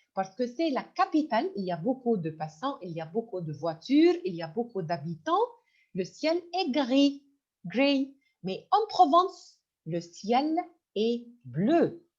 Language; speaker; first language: French; non-native, fluent; Arabic